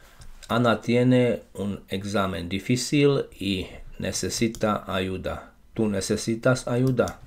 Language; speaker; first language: Spanish; non-native, learner; Slovak